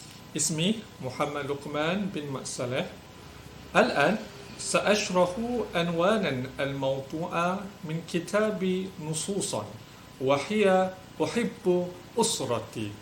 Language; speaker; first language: Arabic; non-native, learner; Malay